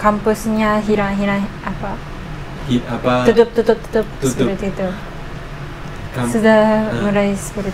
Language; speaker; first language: Indonesian; non-native, learner; Japanese